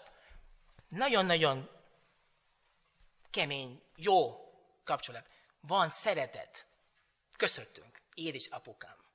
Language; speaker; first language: Hungarian; non-native, learner; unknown